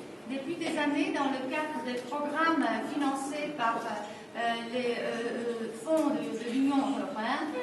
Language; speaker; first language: French; non-native, fluent; Polish